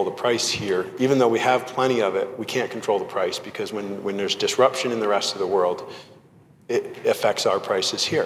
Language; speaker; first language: English; native; English